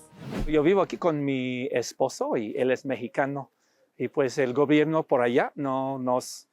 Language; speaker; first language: Spanish; non-native, fluent; English